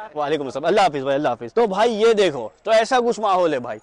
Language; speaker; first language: Hindi; non-native, local second language; Urdu